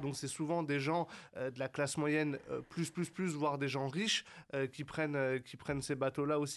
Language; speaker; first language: French; native; French